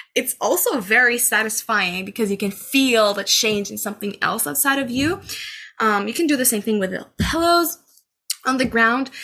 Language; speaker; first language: English; non-native, fluent; Arabic